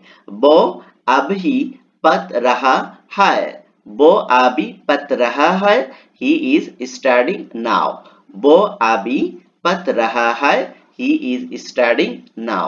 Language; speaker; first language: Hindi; non-native, learner; Bangla